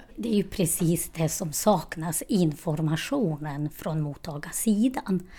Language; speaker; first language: Swedish; non-native, fluent; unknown